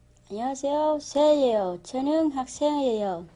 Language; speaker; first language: Korean; non-native, learner; Vietnamese